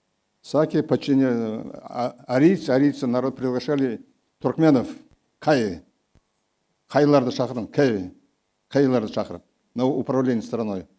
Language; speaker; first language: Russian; non-native, local second language; Kazakh